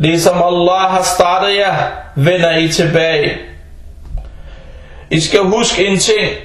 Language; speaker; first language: Danish; early bilingual, other home language; Arabic